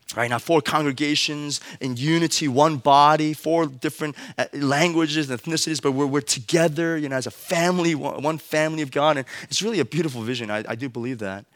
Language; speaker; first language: English; early bilingual, other home language; Korean